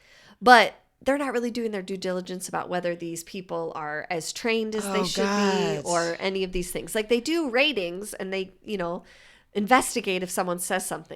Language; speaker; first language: English; native; English